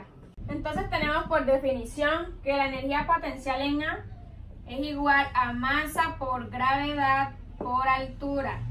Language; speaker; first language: Spanish; native; Spanish